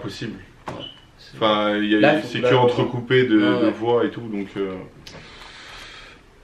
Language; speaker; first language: French; native; French